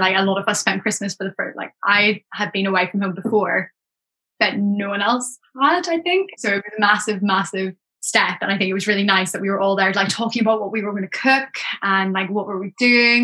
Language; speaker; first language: English; native; English